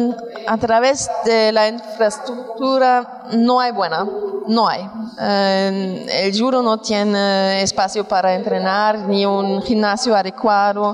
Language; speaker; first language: Spanish; non-native, fluent; German